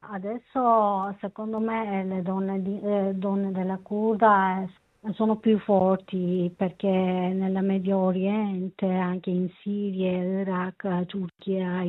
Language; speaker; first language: Italian; non-native, learner; Kurdish